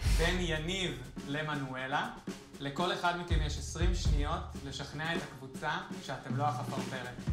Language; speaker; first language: Hebrew; native; Hebrew